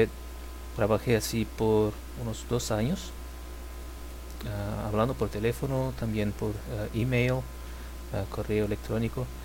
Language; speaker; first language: Spanish; non-native, fluent; Portuguese